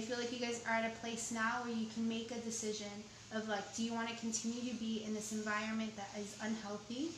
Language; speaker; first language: English; early bilingual, other home language; Spanish